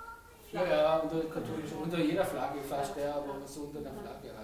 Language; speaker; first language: German; native; German